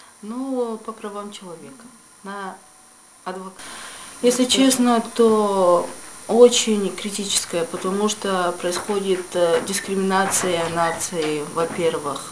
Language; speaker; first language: Russian; non-native, local second language; Romany